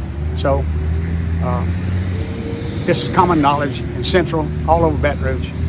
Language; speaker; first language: English; native; English